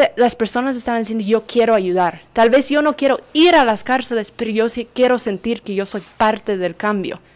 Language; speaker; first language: Spanish; non-native, fluent; English